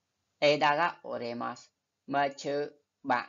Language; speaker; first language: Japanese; non-native, fluent; Khmer